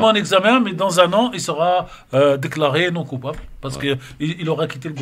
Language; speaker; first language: French; native; French